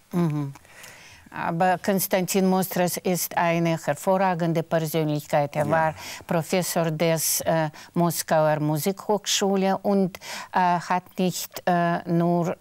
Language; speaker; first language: German; non-native, fluent; Russian